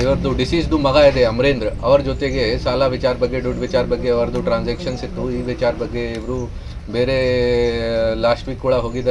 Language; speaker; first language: Kannada; non-native, fluent; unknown